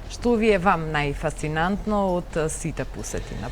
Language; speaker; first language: Macedonian; native; Macedonian